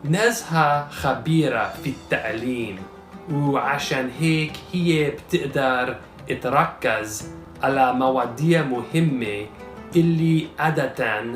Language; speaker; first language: Arabic; non-native, fluent; English